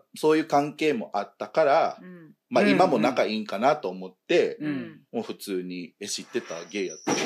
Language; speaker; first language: Japanese; non-native, fluent; Filipino